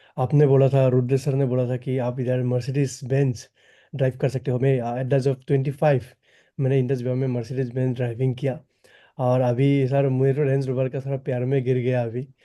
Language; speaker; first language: Hindi; non-native, local second language; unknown